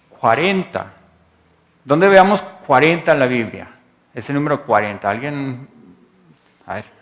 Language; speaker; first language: Spanish; non-native, fluent; English